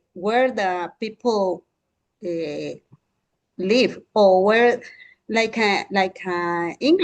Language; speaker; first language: English; non-native, learner; Spanish